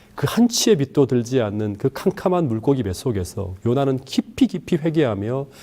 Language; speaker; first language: Korean; native; Korean